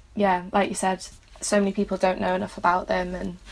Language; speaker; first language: English; native; English